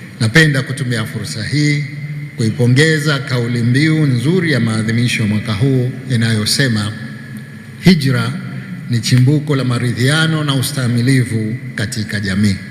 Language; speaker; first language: Swahili; native; Swahili